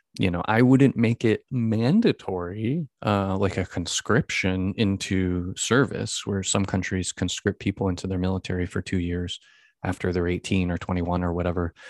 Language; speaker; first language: English; native; English